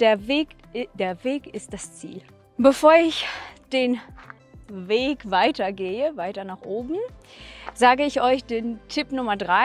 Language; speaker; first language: German; non-native, fluent; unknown